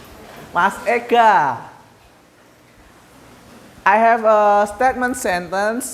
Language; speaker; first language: English; non-native, learner; Indonesian